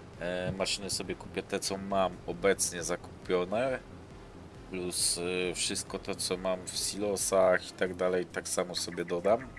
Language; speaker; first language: Polish; native; Polish